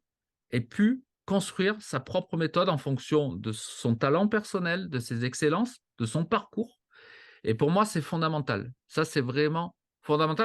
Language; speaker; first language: French; native; French